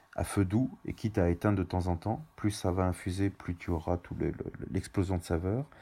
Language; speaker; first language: French; native; French